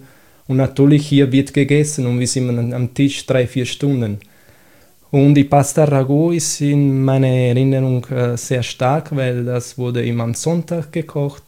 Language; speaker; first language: German; non-native, fluent; Italian